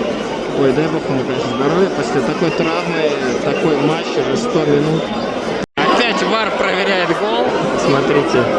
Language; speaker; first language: Russian; native; Russian